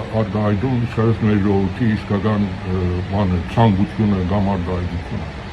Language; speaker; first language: Armenian; early bilingual, heritage; Armenian